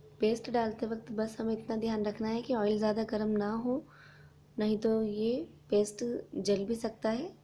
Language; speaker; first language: Hindi; native; Hindi